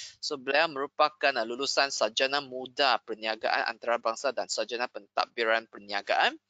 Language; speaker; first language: Malay; non-native, local second language; Chinese